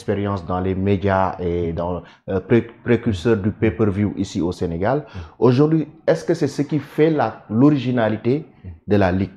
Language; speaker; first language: French; non-native, local second language; Wolof